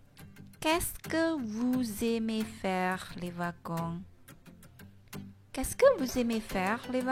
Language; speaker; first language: French; non-native, fluent; Indonesian